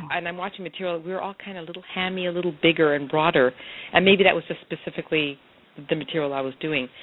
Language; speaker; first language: English; native; English